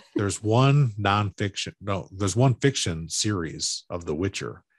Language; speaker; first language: English; native; English